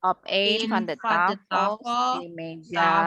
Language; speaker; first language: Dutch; non-native, learner; Indonesian